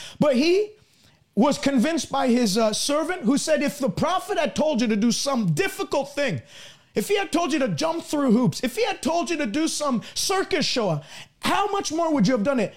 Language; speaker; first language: English; native; English